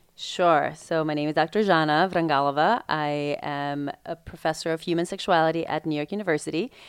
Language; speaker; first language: English; non-native, fluent; Macedonian